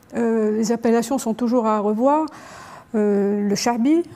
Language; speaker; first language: French; non-native, local second language; Arabic